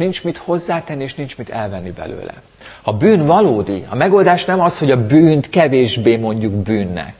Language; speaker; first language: Hungarian; native; Hungarian